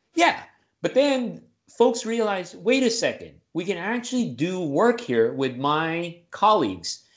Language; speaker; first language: English; non-native, local second language; Filipino